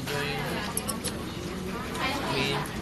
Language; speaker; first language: English; non-native, learner; Korean